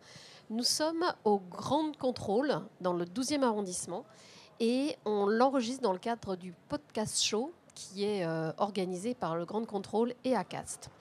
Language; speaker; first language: French; native; French